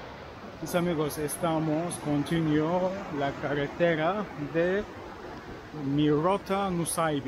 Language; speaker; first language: Spanish; non-native, learner; Turkish